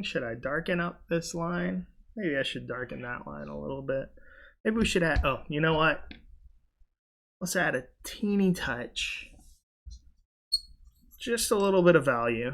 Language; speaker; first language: English; native; English